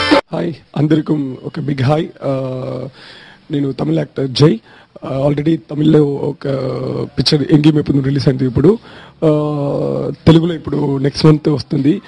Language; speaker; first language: Telugu; non-native, learner; Tamil